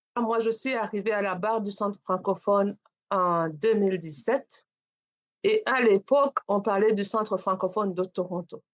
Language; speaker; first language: French; non-native, local second language; Rundi